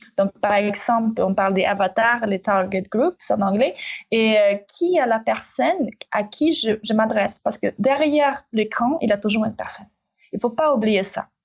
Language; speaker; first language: French; non-native, fluent; Russian